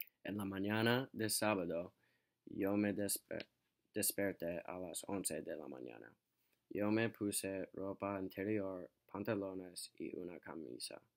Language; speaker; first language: Spanish; non-native, learner; English